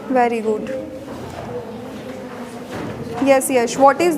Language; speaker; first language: English; non-native, local second language; Hindi